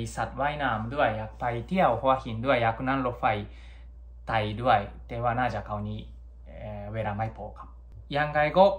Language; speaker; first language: Thai; non-native, learner; Japanese